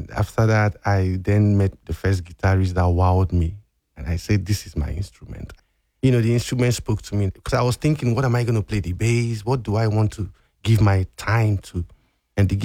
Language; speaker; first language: English; non-native, local second language; Igbo